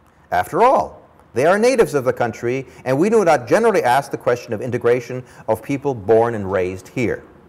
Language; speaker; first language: English; early bilingual, other home language; German